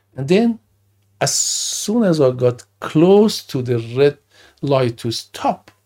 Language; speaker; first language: English; non-native, fluent; Persian